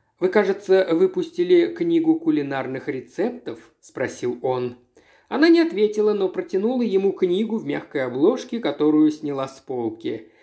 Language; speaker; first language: Russian; native; Russian